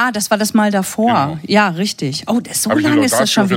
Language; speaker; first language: German; native; German